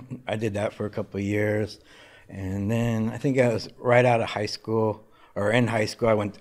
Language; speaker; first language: English; native; English